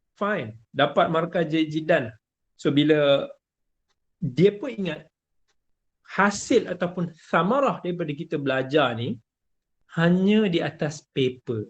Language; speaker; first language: Malay; native; Malay